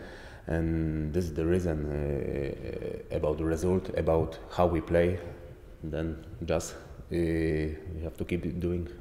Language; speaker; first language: English; non-native, learner; Polish